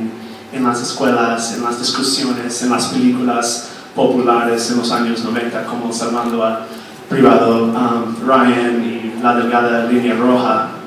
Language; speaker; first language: Spanish; non-native, fluent; English